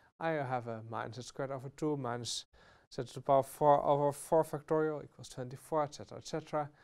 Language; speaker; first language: English; non-native, fluent; Dutch